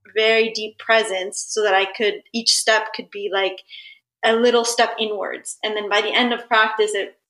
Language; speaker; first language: English; early bilingual, other home language; Italian